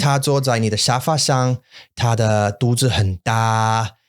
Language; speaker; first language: Chinese; non-native, learner; English